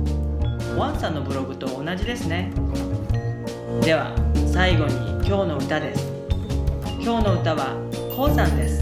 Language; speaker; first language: Japanese; native; Japanese